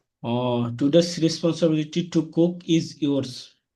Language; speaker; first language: English; non-native, learner; Bangla